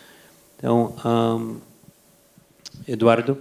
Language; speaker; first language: Portuguese; non-native, fluent; Spanish